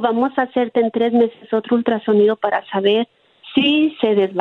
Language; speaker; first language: Spanish; native; Spanish